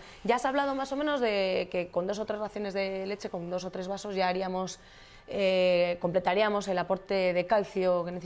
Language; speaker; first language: Spanish; native; Spanish